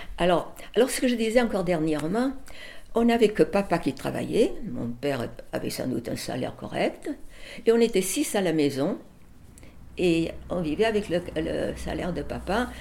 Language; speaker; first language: French; early bilingual, other home language; Catalan